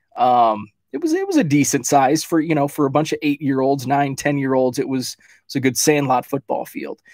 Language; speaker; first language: English; native; English